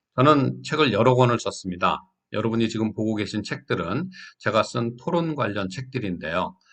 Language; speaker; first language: Korean; native; Korean